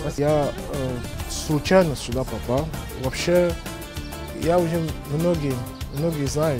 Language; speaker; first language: Russian; non-native, fluent; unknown